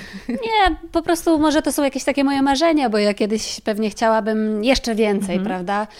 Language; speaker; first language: Polish; native; Polish